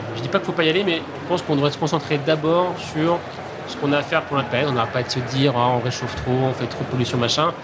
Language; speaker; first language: French; native; French